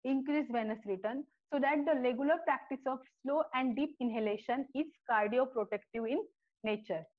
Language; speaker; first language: English; non-native, local second language; Marathi